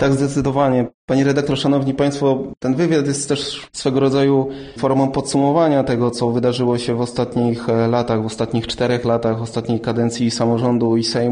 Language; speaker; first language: Polish; native; Polish